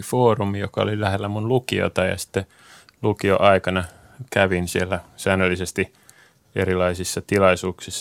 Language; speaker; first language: Finnish; native; Finnish